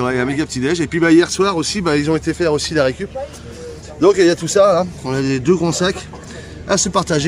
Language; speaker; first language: French; native; French